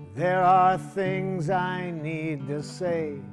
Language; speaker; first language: English; native; English